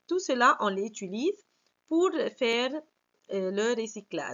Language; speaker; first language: French; non-native, fluent; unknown